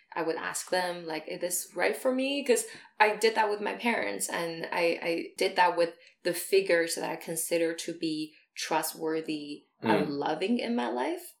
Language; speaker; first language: English; non-native, fluent; Chinese